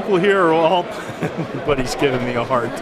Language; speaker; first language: English; native; English